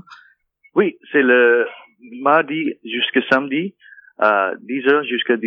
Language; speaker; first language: French; non-native, fluent; English